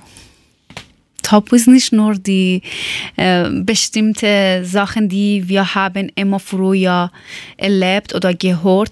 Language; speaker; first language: German; non-native, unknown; Persian